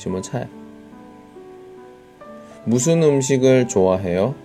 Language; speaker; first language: Korean; non-native, fluent; Chinese